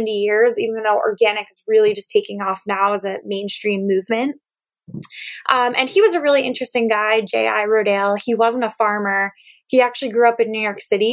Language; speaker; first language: English; native; English